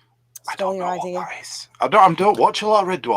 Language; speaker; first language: English; native; English